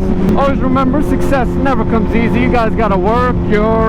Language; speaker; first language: English; native; English